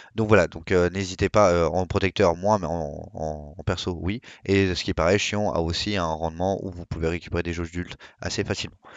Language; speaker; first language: French; native; French